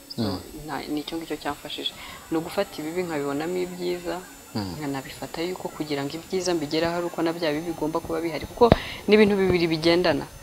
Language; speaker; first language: Kinyarwanda; native; Kinyarwanda